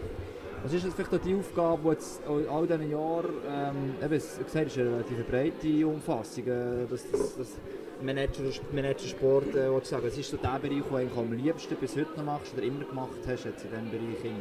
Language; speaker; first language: German; native; German